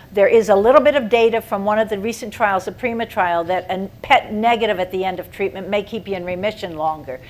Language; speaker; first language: English; native; English